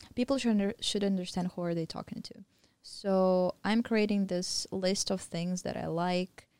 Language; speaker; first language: English; non-native, fluent; Russian